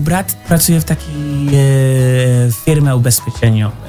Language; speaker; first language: Polish; early bilingual, heritage; Polish